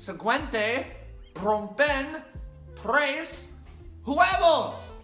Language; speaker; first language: Spanish; non-native, learner; English